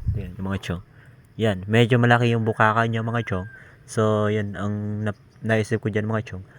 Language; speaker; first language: Filipino; non-native, local second language; Cebuano